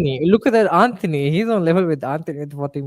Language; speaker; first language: English; non-native, fluent; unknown